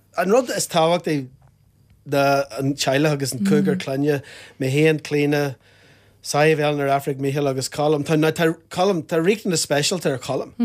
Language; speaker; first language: Irish; non-native, local second language; English